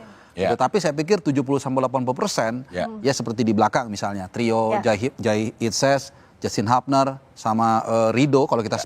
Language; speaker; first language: Indonesian; native; Indonesian